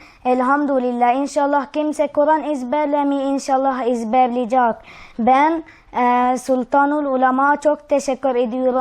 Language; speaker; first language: Turkish; early bilingual, other home language; Arabic